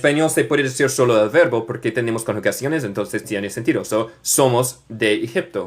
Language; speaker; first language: Spanish; non-native, learner; English